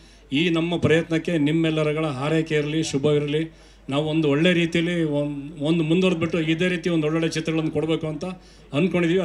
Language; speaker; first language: Kannada; native; Kannada